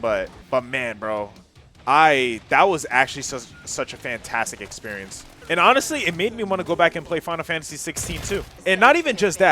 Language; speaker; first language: English; native; English